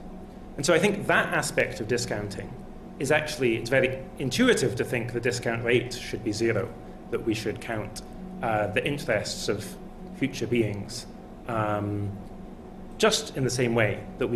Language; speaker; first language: English; native; English